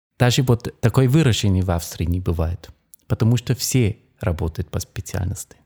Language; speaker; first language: Russian; non-native, fluent; German